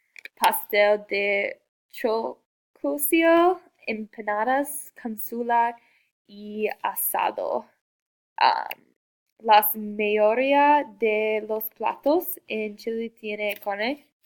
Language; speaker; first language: Spanish; non-native, learner; English